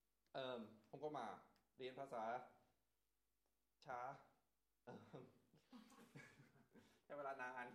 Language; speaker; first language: Thai; non-native, fluent; English